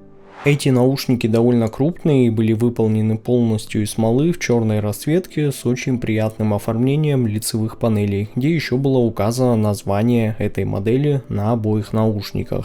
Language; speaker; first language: Russian; native; Russian